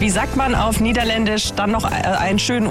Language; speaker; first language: German; native; German